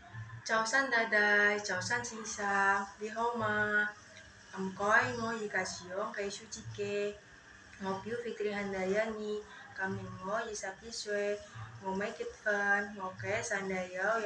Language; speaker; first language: Cantonese; non-native, learner; Indonesian